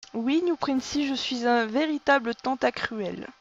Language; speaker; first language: French; native; French